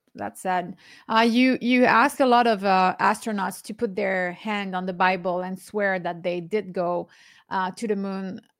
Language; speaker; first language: English; non-native, fluent; French